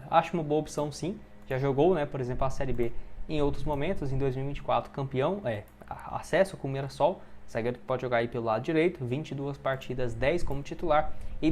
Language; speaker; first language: Portuguese; native; Portuguese